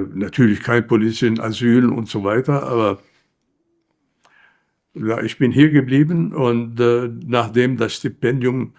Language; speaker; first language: German; non-native, fluent; Arabic